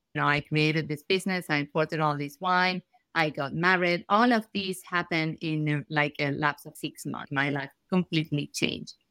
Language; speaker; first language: English; non-native, fluent; Spanish